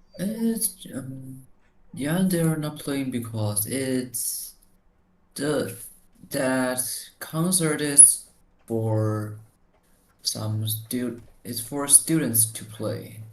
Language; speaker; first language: English; non-native, learner; Chinese